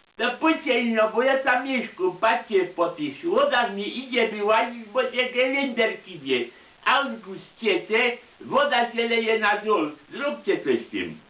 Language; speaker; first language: Polish; native; Polish